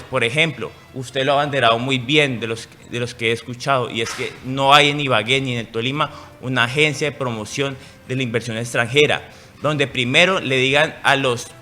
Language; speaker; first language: Spanish; native; Spanish